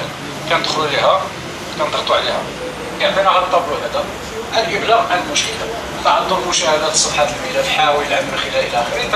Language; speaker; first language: Arabic; native; Arabic